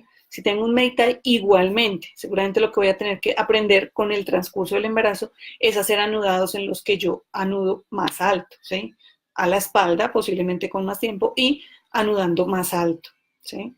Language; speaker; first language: Spanish; native; Spanish